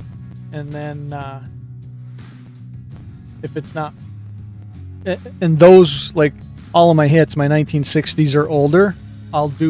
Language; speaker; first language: English; native; English